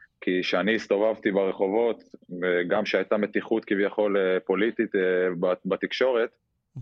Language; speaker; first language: Hebrew; native; Hebrew